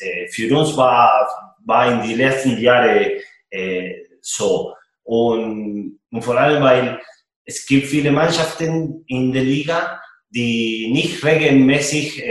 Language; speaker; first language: German; non-native, fluent; Spanish